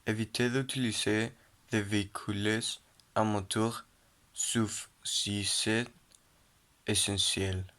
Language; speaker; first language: French; non-native, learner; Spanish